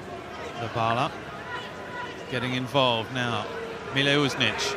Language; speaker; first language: English; native; English